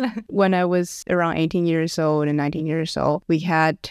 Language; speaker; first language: English; non-native, fluent; Chinese